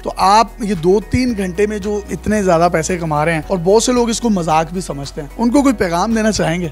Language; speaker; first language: Urdu; native; Urdu